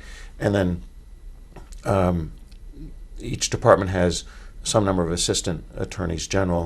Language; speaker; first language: English; native; English